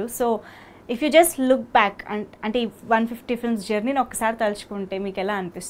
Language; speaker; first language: Telugu; native; Telugu